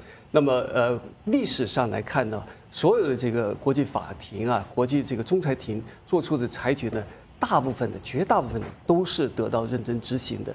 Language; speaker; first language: Chinese; native; Chinese